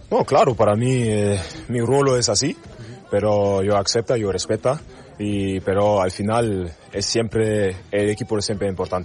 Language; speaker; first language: Spanish; non-native, learner; German